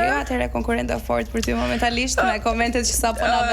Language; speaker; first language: Albanian; native; Albanian